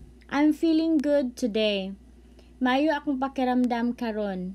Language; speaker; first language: English; non-native, local second language; Cebuano